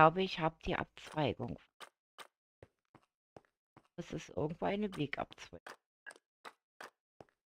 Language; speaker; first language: German; native; German